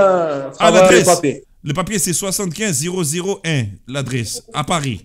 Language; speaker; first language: French; native; French